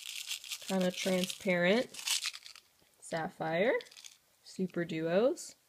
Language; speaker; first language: English; native; English